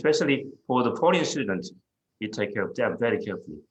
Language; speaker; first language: English; non-native, fluent; Korean